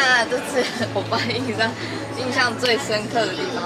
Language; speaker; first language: Chinese; native; Chinese